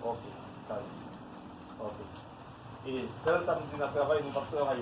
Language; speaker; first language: Spanish; non-native, learner; Haitian Creole